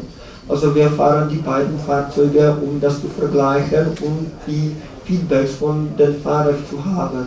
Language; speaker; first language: German; non-native, learner; Czech